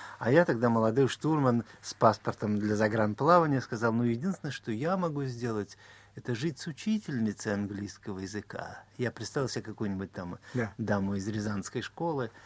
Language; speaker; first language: Russian; native; Russian